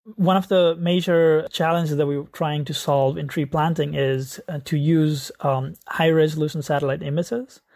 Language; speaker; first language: English; non-native, local second language; Nepali